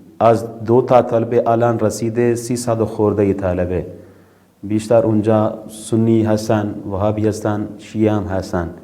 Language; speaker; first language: Persian; non-native, fluent; Urdu